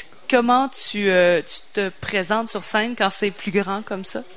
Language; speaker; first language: French; native; French